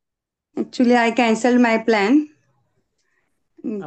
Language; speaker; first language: English; non-native, learner; Marathi